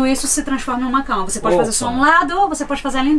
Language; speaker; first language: Portuguese; native; Portuguese